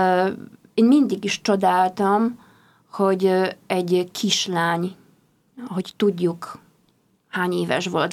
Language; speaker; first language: Hungarian; non-native, fluent; Polish